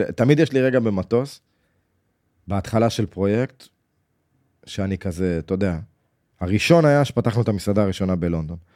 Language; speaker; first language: Hebrew; native; Hebrew